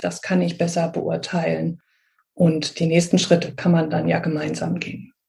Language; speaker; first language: German; native; German